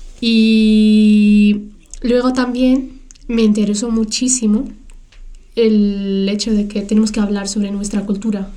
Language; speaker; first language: Spanish; early bilingual, other home language; Tachelhit